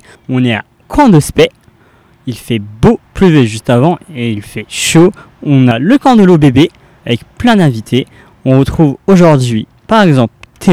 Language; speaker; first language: French; native; French